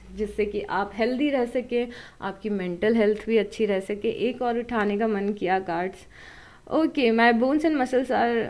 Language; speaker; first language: Hindi; native; Hindi